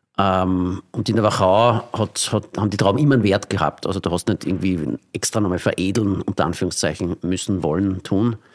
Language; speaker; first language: German; native; German